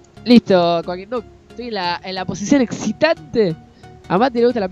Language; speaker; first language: Spanish; native; Spanish